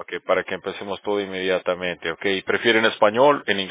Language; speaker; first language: Spanish; native; Spanish